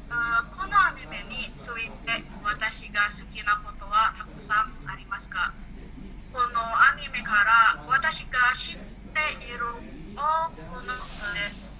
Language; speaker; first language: Japanese; non-native, learner; Indonesian